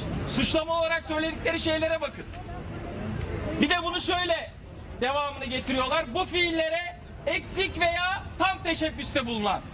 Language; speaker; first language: Turkish; native; Turkish